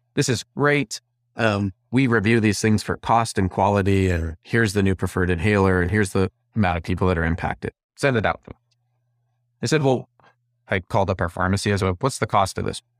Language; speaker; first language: English; native; English